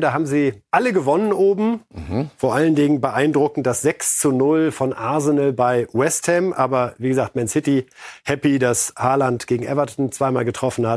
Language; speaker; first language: German; native; German